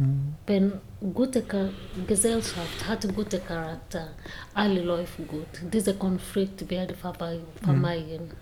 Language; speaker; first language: German; non-native, learner; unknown